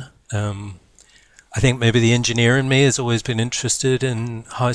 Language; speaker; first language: English; native; English